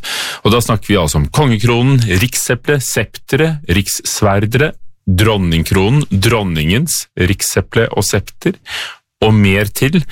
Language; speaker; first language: Norwegian; native; Norwegian